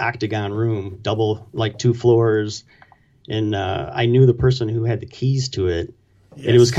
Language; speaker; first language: English; native; English